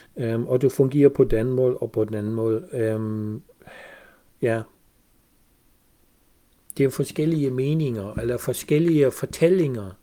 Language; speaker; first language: Danish; non-native, fluent; German